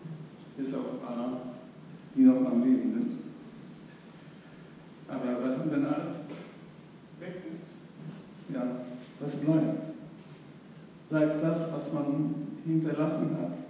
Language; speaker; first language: German; non-native, fluent; Polish